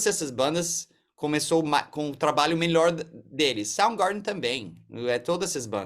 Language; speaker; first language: Portuguese; early bilingual, heritage; English